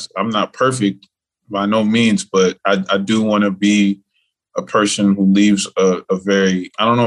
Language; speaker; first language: English; native; English